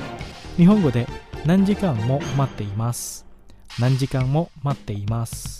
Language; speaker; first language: Japanese; non-native, fluent; Indonesian